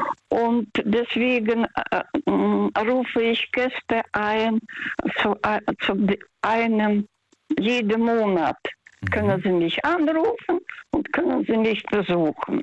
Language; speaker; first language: German; non-native, fluent; Russian